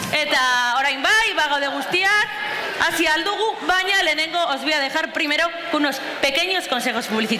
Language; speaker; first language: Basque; non-native, local second language; Spanish